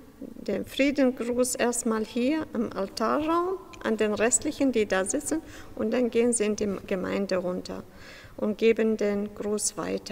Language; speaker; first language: German; non-native, fluent; Syriac